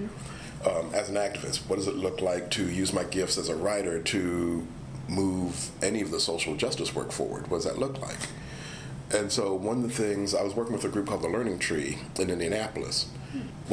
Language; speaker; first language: English; native; English